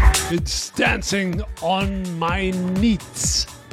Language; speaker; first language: English; non-native, learner; German